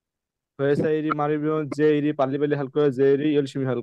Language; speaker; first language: Korean; non-native, learner; Bangla